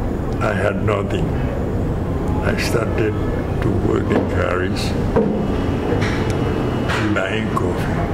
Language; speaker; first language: English; non-native, fluent; Haitian Creole